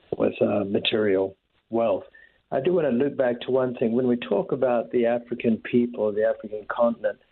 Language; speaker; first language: English; native; English